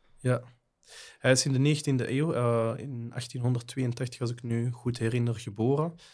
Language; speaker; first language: Dutch; native; Dutch